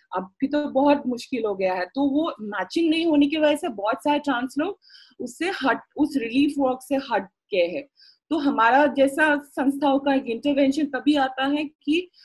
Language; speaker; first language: Hindi; non-native, local second language; Assamese